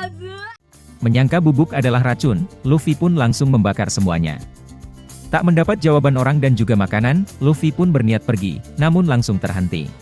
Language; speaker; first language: Indonesian; native; Indonesian